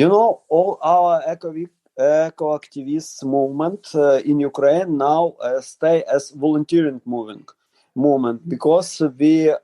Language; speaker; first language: English; non-native, learner; Ukrainian